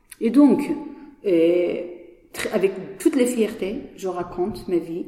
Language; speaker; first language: French; non-native, learner; Persian